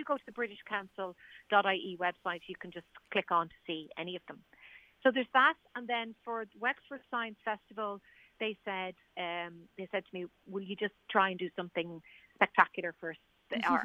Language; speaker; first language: English; native; English